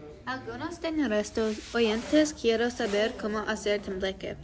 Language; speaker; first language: Spanish; non-native, learner; English